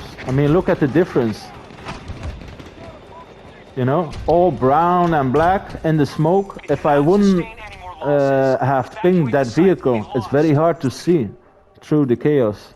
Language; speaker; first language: English; non-native, fluent; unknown